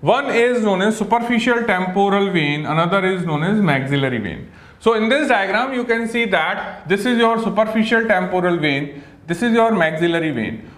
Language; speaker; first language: English; non-native, local second language; Hindi